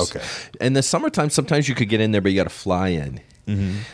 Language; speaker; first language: English; native; English